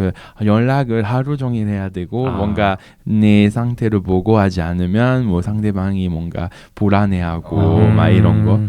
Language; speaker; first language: Korean; non-native, fluent; French